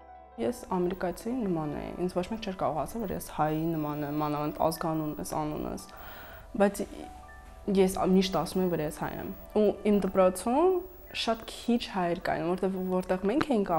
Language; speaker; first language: Armenian; early bilingual, heritage; Armenian